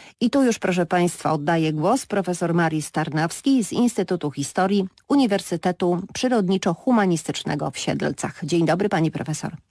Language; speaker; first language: Polish; native; Polish